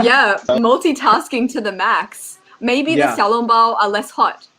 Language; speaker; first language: English; native; English